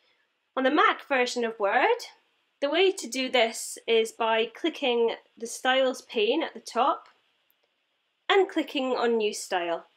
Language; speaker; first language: English; native; English